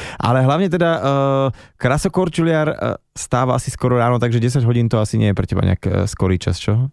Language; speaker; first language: Slovak; native; Slovak